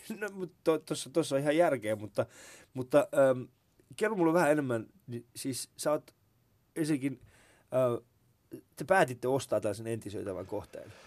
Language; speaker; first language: Finnish; early bilingual, other home language; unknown